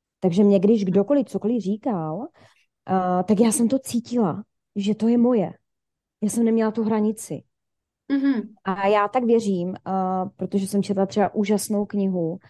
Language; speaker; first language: Czech; native; Czech